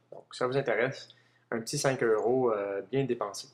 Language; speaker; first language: French; native; French